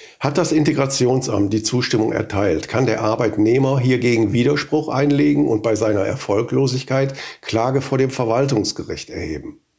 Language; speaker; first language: German; native; German